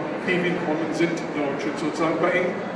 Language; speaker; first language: German; native; German